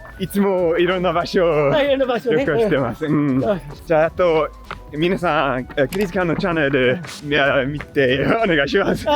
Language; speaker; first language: Japanese; non-native, learner; English